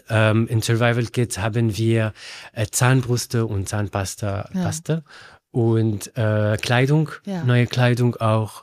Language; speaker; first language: German; non-native, learner; Arabic